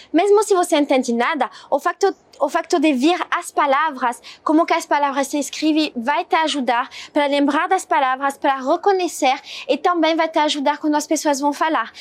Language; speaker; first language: Portuguese; non-native, fluent; French